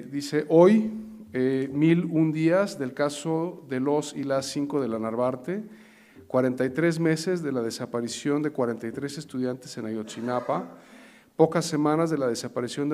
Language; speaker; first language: Spanish; native; Spanish